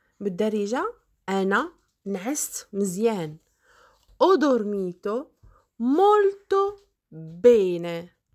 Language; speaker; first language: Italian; non-native, fluent; Arabic